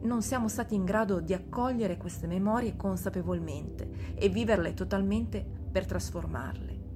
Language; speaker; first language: Italian; native; Italian